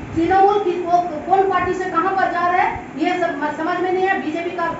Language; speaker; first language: Hindi; non-native, local second language; Bangla